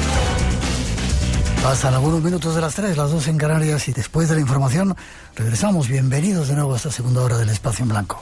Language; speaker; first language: Spanish; native; Spanish